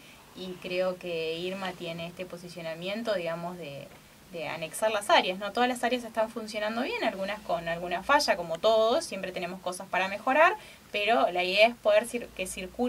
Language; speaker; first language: Spanish; native; Spanish